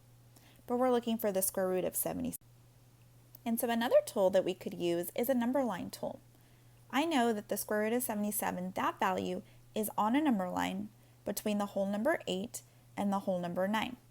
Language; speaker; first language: English; native; English